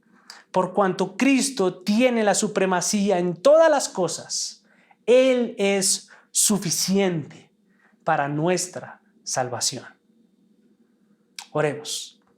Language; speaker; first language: Spanish; native; Spanish